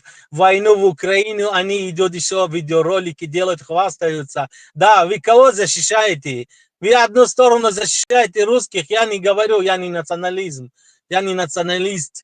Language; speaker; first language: Russian; non-native, local second language; Tajik